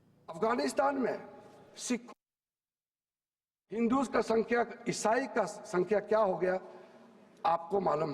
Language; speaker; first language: Hindi; non-native, local second language; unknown